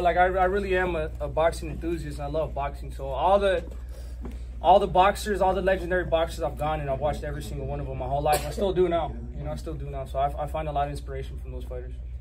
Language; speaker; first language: English; early bilingual, other home language; Spanish